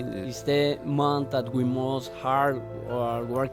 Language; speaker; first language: English; non-native, learner; Spanish